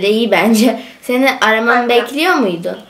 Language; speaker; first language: Turkish; native; Turkish